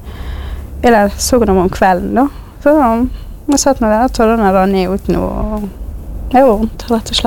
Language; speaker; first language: Norwegian; non-native, fluent; Kurdish